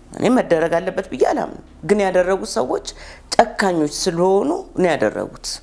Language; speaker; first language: Amharic; native; Amharic